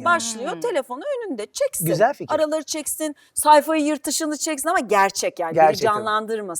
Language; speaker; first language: Turkish; native; Turkish